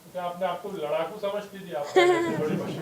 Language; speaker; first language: Hindi; native; Hindi